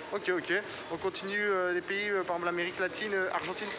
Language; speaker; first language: French; native; French